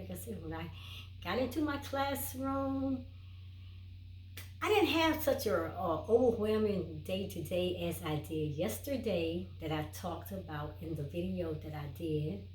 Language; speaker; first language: English; native; English